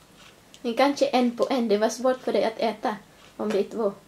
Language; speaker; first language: Swedish; non-native, learner; Filipino